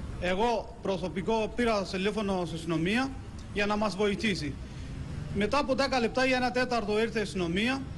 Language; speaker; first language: Greek; non-native, learner; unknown